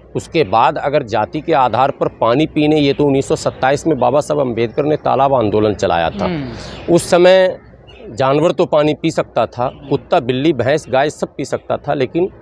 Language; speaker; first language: Hindi; native; Hindi